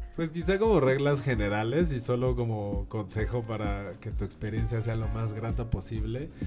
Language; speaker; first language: Spanish; native; Spanish